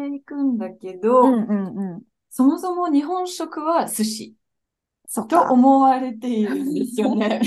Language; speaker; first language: Japanese; non-native, fluent; French